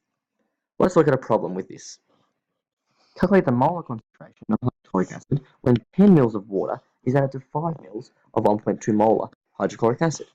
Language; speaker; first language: English; native; English